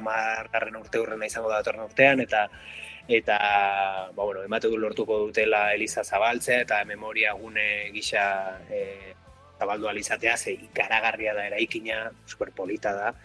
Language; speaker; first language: Basque; native; Basque